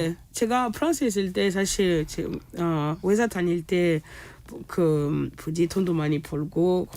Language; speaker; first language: Korean; non-native, fluent; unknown